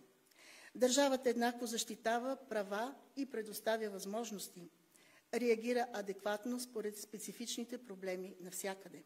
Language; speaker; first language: Bulgarian; native; Bulgarian